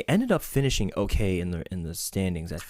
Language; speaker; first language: English; native; English